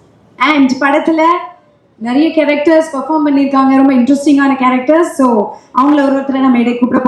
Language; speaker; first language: Tamil; native; Tamil